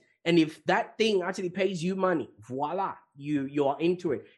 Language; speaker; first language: English; non-native, local second language; Shona